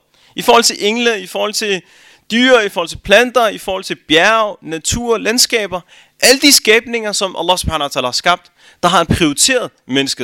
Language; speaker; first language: Danish; early bilingual, other home language; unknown